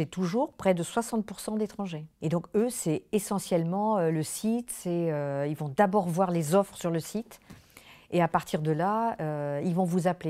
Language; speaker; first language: French; native; French